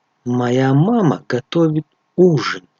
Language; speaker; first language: Russian; non-native, fluent; Tajik